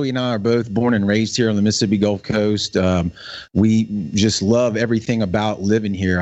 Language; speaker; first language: English; native; English